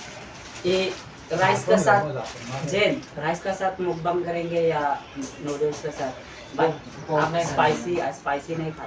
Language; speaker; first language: Hindi; non-native, local second language; Mizo